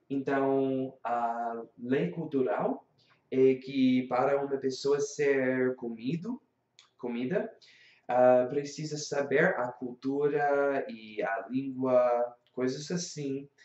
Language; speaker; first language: Portuguese; non-native, learner; English